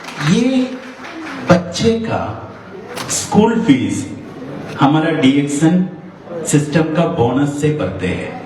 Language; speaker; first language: Hindi; non-native, learner; Nepali